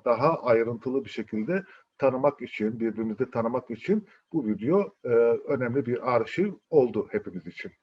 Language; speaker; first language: Turkish; native; Turkish